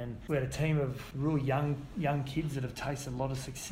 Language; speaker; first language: English; native; English